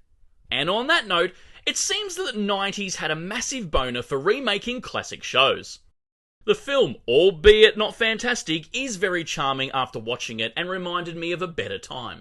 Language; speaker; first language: English; native; English